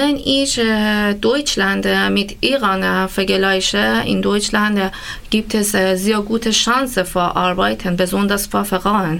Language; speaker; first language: German; non-native, learner; Persian